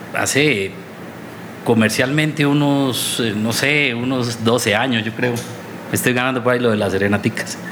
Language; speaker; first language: Spanish; native; Spanish